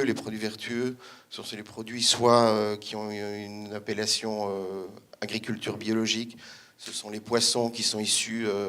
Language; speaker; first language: French; native; French